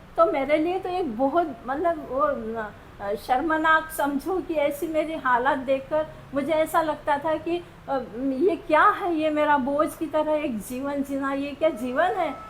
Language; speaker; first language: Hindi; non-native, local second language; Marathi